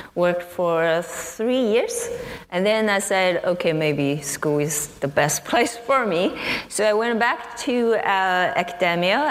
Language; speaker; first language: English; non-native, fluent; Chinese